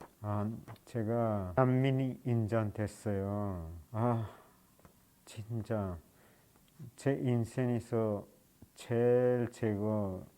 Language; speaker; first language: Korean; non-native, learner; Persian